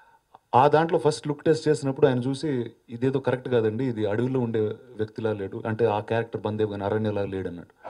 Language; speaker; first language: Telugu; native; Telugu